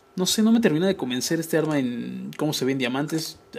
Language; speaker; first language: Spanish; native; Spanish